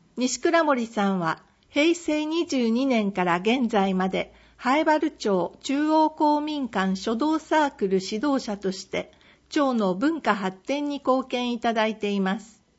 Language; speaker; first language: Japanese; native; Japanese